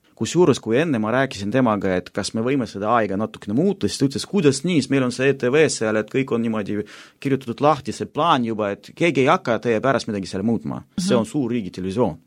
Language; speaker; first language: Estonian; non-native, local second language; Russian